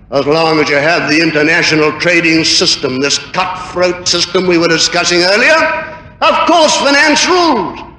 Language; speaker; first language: English; native; English